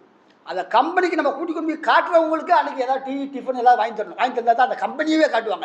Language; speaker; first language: Tamil; native; Tamil